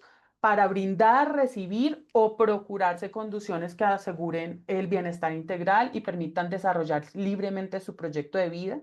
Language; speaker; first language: Spanish; native; Spanish